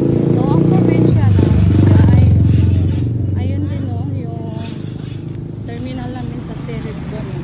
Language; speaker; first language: Filipino; non-native, local second language; Cebuano